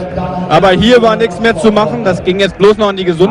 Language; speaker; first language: German; native; German